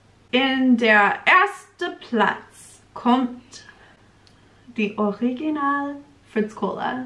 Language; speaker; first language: German; non-native, learner; English